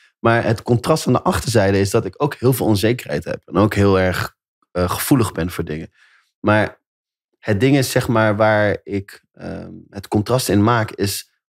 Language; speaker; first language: Dutch; native; Dutch